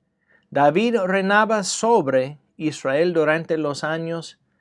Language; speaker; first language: Spanish; non-native, fluent; English